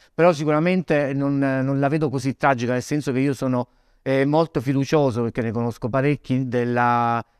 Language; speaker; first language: Italian; native; Italian